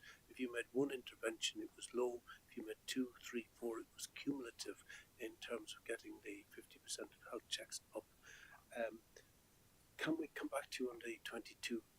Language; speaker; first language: English; native; English